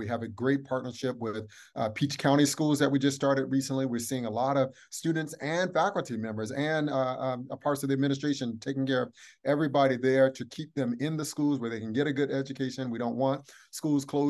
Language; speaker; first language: English; native; English